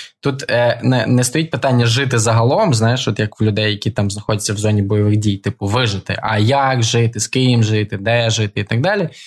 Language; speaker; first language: Ukrainian; non-native, local second language; Russian